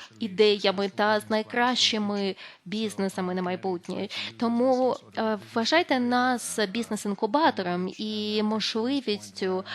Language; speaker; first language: Ukrainian; non-native, fluent; Lithuanian